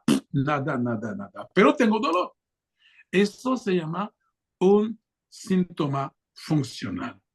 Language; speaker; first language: Spanish; non-native, fluent; French